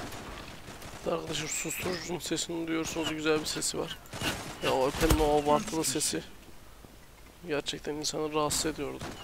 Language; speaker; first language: Turkish; native; Turkish